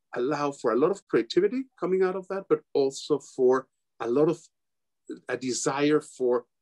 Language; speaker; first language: English; non-native, fluent; Spanish